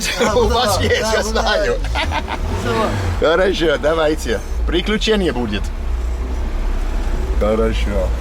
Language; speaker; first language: Russian; non-native, learner; English